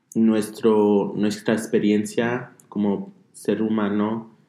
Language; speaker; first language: Spanish; early bilingual, heritage; Spanish